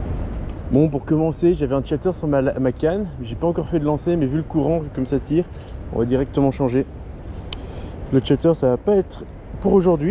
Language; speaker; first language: French; native; French